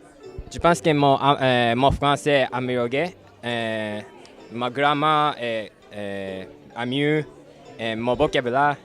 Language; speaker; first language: French; non-native, learner; English